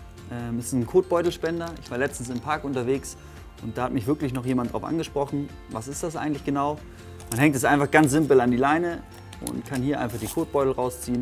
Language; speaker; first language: German; native; German